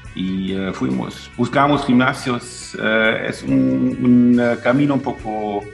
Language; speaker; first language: Spanish; non-native, fluent; German